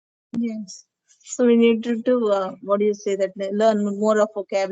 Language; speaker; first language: English; non-native, learner; Telugu